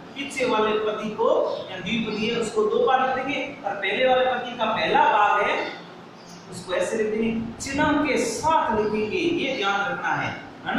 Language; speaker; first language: Hindi; native; Hindi